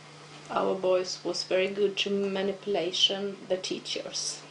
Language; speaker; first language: English; non-native, fluent; Swedish